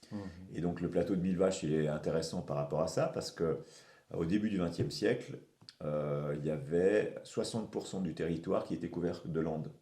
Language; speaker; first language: French; native; French